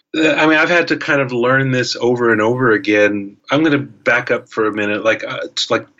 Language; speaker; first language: English; native; English